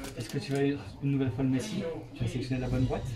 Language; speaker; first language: French; native; French